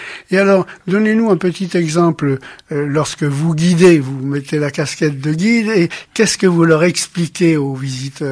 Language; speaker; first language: French; native; French